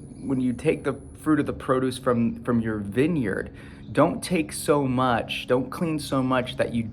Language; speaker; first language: English; native; English